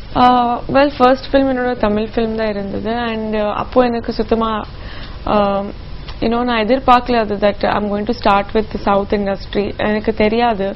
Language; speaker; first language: Tamil; non-native, local second language; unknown